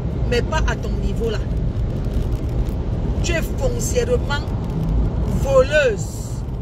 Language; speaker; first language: French; non-native, local second language; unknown